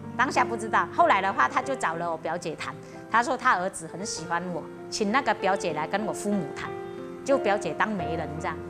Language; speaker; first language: Chinese; early bilingual, heritage; Chinese